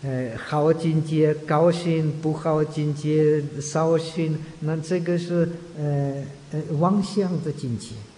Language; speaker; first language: Chinese; non-native, fluent; Czech